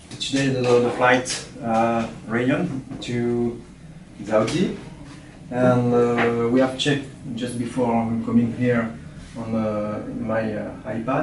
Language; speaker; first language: English; non-native, learner; French